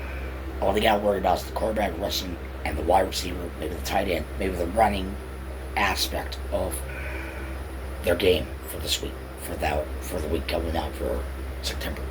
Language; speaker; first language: English; native; English